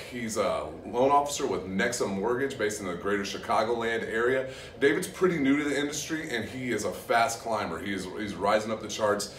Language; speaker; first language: English; native; English